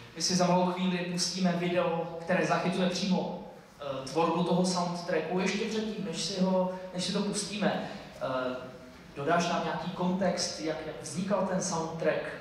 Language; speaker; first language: Czech; native; Czech